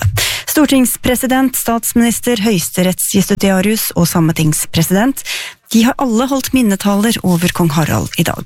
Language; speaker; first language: Norwegian; native; Norwegian